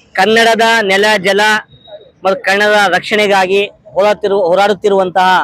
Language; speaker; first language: Kannada; native; Kannada